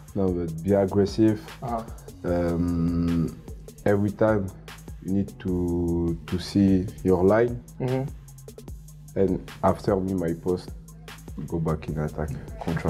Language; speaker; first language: English; non-native, learner; French